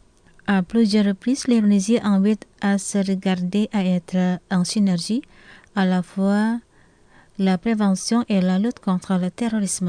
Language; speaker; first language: French; non-native, fluent; Indonesian